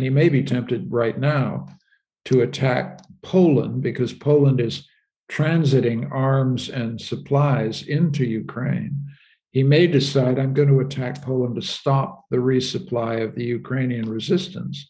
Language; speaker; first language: English; native; English